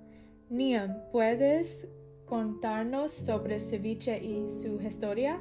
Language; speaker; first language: Spanish; non-native, learner; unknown